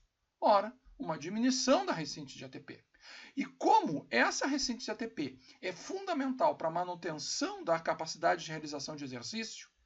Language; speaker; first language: Portuguese; native; Portuguese